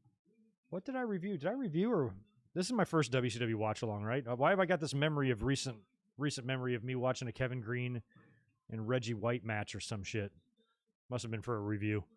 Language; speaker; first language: English; native; English